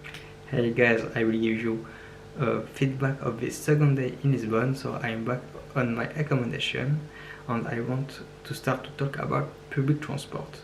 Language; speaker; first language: English; non-native, learner; French